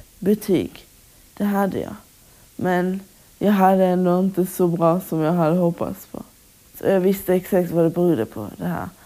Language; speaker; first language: Swedish; native; Swedish